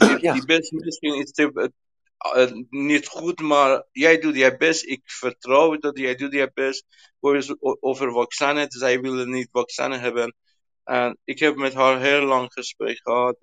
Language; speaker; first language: Dutch; non-native, learner; Persian